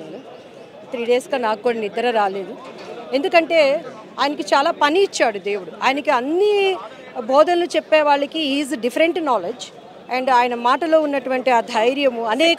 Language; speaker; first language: Telugu; native; Telugu